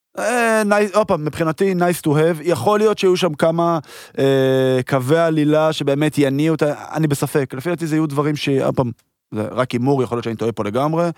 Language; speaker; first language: Hebrew; early bilingual, heritage; Hebrew